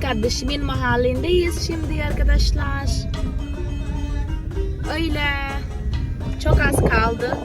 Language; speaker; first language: Turkish; non-native, fluent; Portuguese